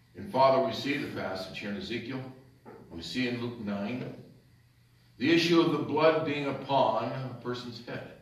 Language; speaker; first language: English; native; English